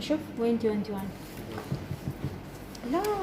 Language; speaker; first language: Arabic; non-native, learner; Amharic